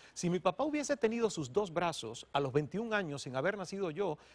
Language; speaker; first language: Spanish; native; Spanish